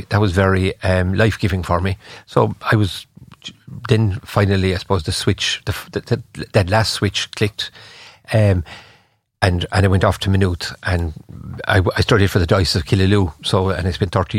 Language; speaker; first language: English; native; English